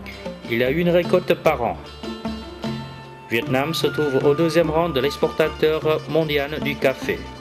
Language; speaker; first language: French; non-native, fluent; Vietnamese